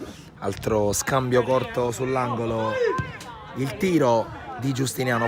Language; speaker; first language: Italian; native; Italian